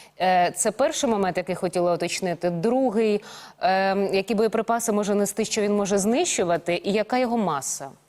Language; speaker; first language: Ukrainian; native; Ukrainian